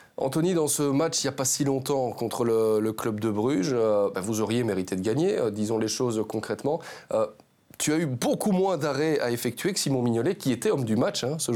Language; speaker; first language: French; native; French